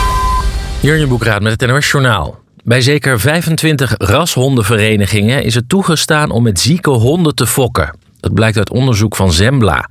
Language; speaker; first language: Dutch; native; Dutch